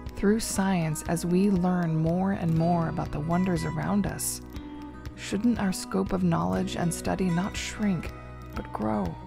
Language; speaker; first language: English; native; English